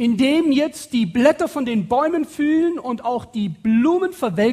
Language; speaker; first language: German; native; German